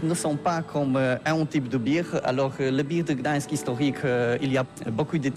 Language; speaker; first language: French; non-native, learner; Polish